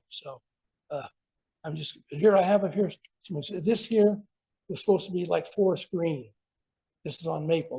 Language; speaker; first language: English; native; English